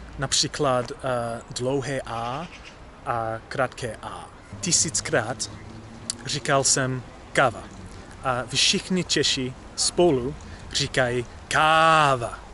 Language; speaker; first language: Czech; non-native, learner; English